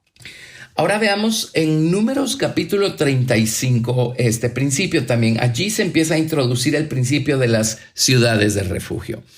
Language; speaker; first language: Spanish; native; Spanish